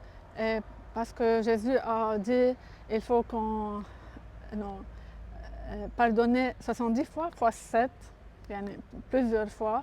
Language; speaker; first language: French; non-native, local second language; Arabic